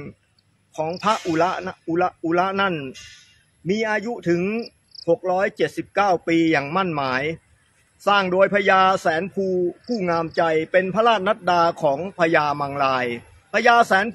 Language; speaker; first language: Thai; native; Thai